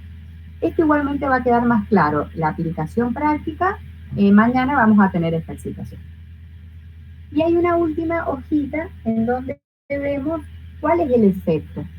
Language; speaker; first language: Spanish; native; Spanish